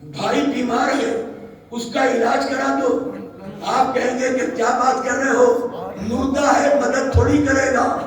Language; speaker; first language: Urdu; native; Urdu